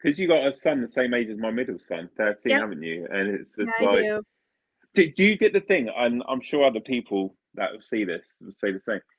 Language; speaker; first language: English; early bilingual, other home language; Italian